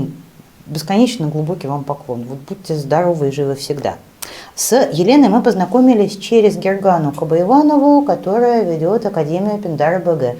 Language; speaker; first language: Russian; native; Russian